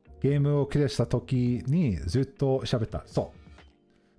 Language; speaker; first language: Japanese; non-native, fluent; English